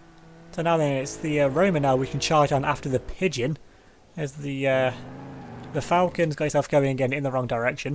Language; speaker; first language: English; native; English